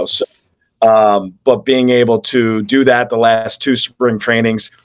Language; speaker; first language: English; native; English